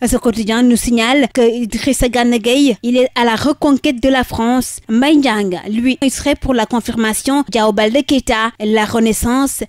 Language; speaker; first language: French; non-native, local second language; Wolof